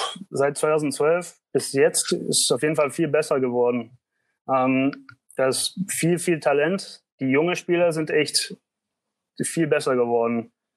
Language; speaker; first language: German; early bilingual, heritage; German